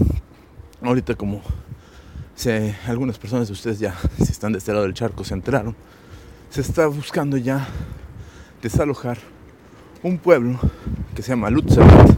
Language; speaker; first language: Spanish; native; Spanish